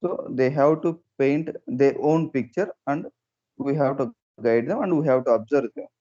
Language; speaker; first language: English; non-native, local second language; Telugu